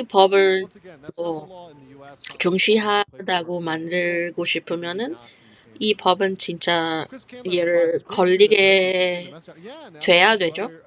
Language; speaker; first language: Korean; non-native, fluent; English